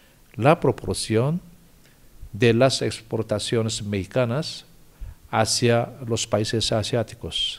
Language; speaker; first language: Spanish; non-native, fluent; Korean